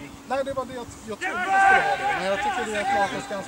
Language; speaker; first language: Swedish; native; Swedish